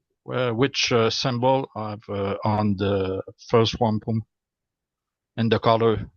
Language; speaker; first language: English; non-native, learner; French